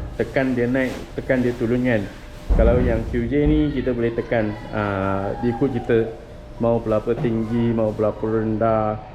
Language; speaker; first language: Malay; native; Malay